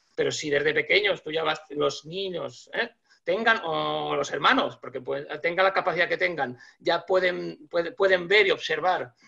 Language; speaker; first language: Spanish; native; Spanish